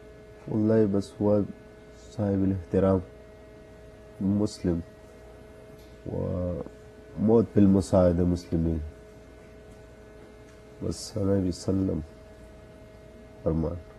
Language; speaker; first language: Arabic; non-native, learner; Turkish